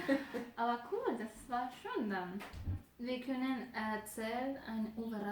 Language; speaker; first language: German; non-native, learner; Spanish